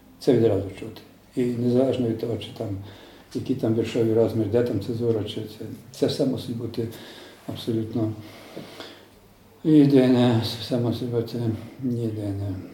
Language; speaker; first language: Ukrainian; native; Ukrainian